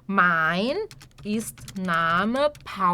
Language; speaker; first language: German; non-native, fluent; Portuguese